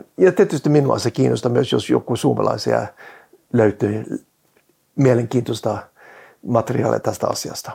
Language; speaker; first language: Finnish; non-native, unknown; Norwegian